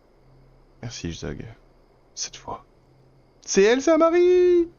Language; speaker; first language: French; native; French